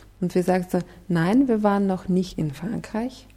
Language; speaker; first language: German; non-native, fluent; Russian